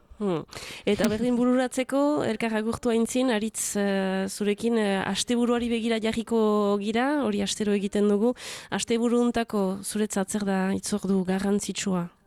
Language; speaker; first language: Basque; native; Basque